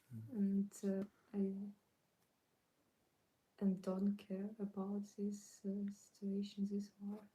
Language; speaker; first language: English; non-native, learner; Ukrainian